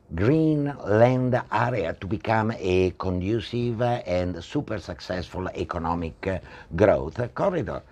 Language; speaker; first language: English; non-native, fluent; Italian